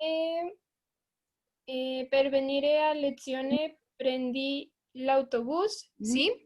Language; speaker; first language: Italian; non-native, learner; Spanish